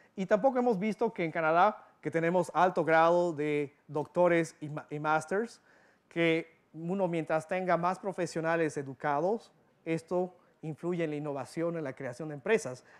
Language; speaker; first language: Spanish; early bilingual, other home language; English